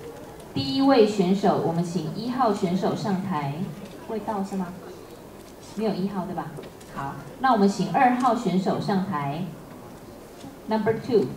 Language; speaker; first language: Chinese; native; Chinese